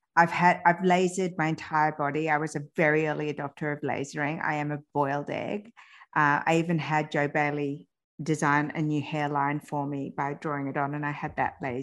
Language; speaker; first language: English; early bilingual, other home language; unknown